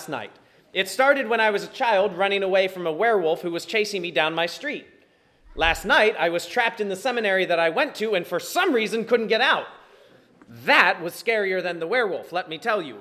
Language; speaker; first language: English; native; English